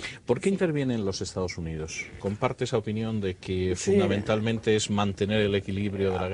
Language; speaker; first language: Spanish; native; Spanish